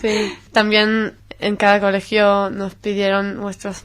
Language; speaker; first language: Spanish; non-native, fluent; Hebrew